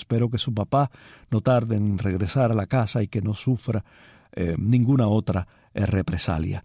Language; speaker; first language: Spanish; native; Spanish